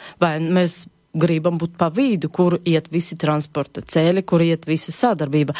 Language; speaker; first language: Latvian; non-native, local second language; Russian